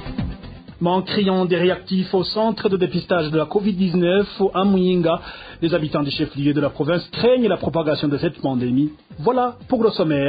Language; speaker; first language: French; non-native, local second language; Rundi